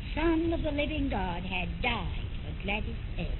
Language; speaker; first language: English; native; English